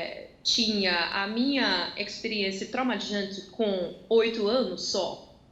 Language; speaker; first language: Portuguese; non-native, fluent; Dutch